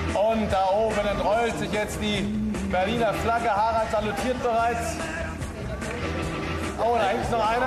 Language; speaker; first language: German; native; German